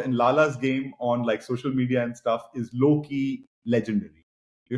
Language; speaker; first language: Hindi; native; Hindi